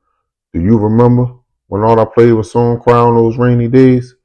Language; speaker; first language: English; native; English